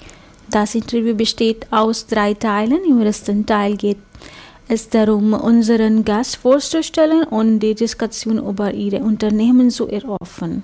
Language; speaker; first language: German; non-native, fluent; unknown